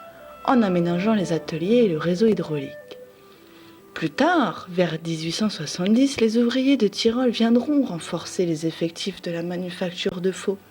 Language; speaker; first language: French; native; French